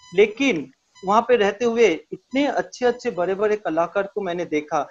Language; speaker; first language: Hindi; non-native, local second language; Bangla